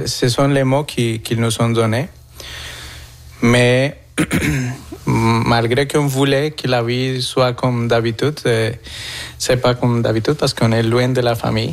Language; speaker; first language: French; non-native, fluent; Spanish